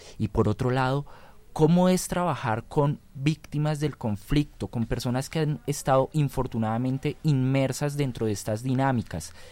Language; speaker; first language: Spanish; native; Spanish